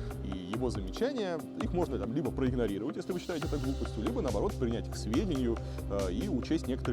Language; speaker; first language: Russian; native; Russian